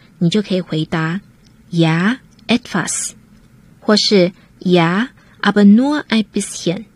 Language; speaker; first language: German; non-native, fluent; Chinese